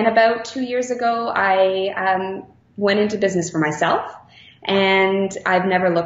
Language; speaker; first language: English; native; English